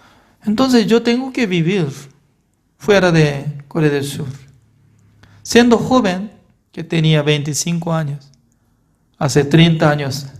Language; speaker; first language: Spanish; non-native, fluent; Korean